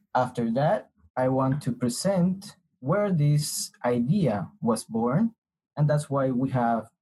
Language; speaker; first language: English; non-native, fluent; Spanish